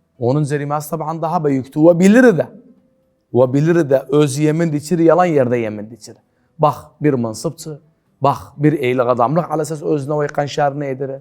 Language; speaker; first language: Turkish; native; Turkish